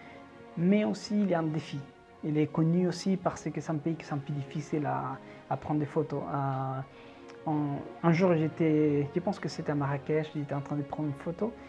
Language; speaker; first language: French; non-native, fluent; Spanish